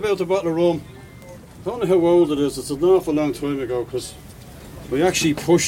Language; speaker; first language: English; native; English